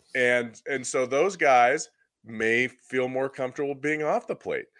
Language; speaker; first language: English; native; English